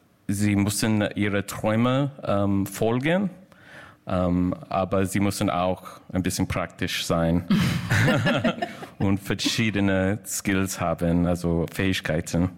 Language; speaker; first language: German; non-native, learner; English